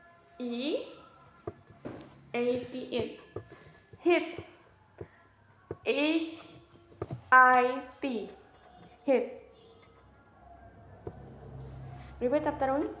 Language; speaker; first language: English; non-native, learner; Indonesian